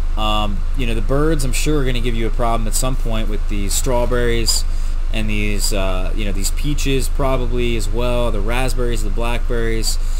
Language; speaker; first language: English; native; English